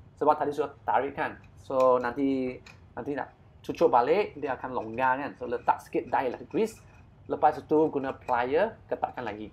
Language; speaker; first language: Malay; non-native, local second language; Chinese